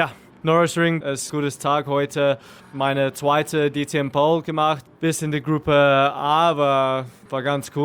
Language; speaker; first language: German; non-native, learner; English